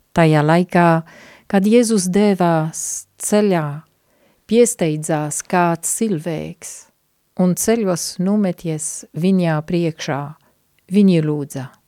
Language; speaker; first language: Latvian; non-native, fluent; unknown